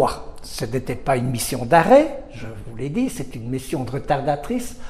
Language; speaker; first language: French; native; French